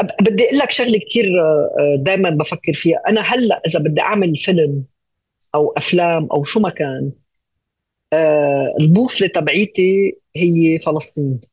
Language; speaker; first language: Arabic; native; Arabic